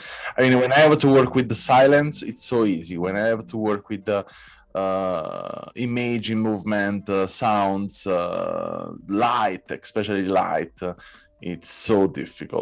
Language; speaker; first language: English; non-native, learner; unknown